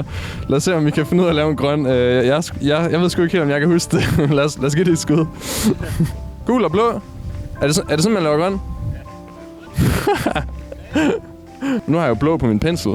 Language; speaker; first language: Danish; native; Danish